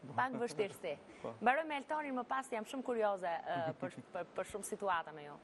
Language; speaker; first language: Albanian; native; Albanian